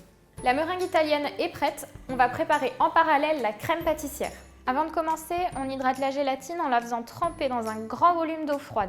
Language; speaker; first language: French; native; French